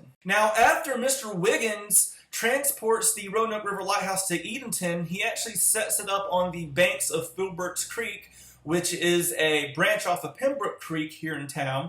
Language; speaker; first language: English; native; English